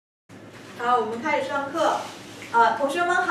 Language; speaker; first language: Chinese; non-native, fluent; English